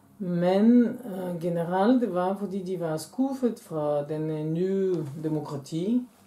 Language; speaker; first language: Danish; non-native, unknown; Bulgarian